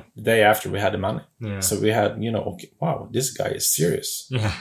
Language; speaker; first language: English; non-native, fluent; Swedish